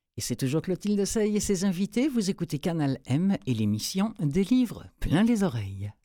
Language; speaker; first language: French; native; French